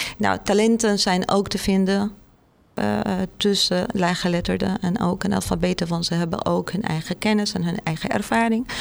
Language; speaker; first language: Dutch; non-native, fluent; Arabic